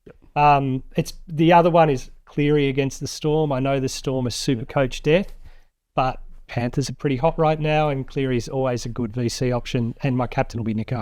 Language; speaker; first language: English; native; English